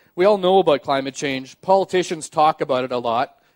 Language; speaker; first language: English; native; English